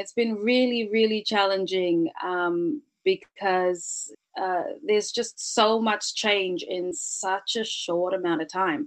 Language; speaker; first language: English; native; English